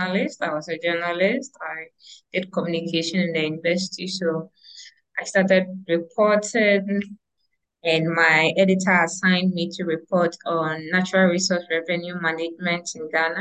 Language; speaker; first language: English; non-native, local second language; Ewe